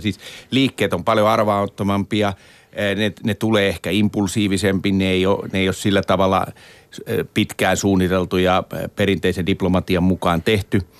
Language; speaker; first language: Finnish; native; Finnish